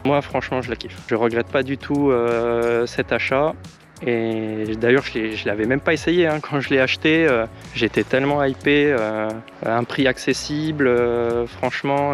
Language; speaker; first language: French; native; French